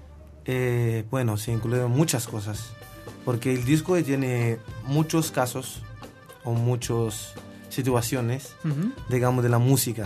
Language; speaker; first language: Spanish; non-native, fluent; Arabic